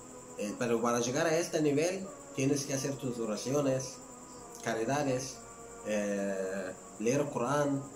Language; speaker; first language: Spanish; non-native, learner; Arabic